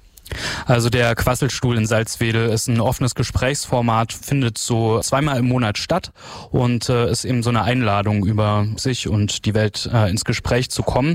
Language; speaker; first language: German; native; German